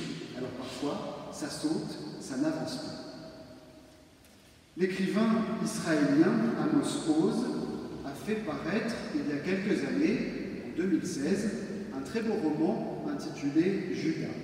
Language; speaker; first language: French; native; French